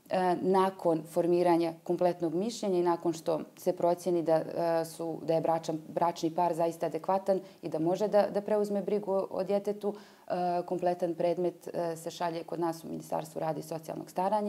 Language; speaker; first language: Croatian; native; Croatian